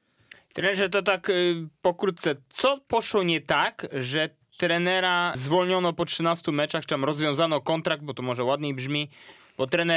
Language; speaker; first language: Polish; native; Polish